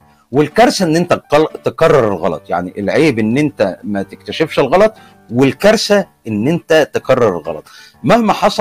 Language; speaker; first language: Arabic; native; Arabic